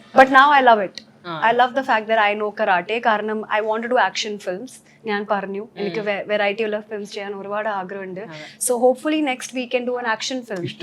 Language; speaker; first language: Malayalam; early bilingual, heritage; Malayalam